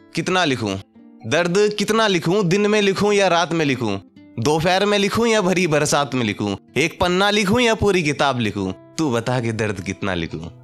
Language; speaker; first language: Hindi; native; Hindi